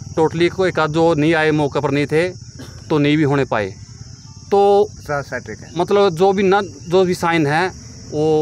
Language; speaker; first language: Hindi; native; Hindi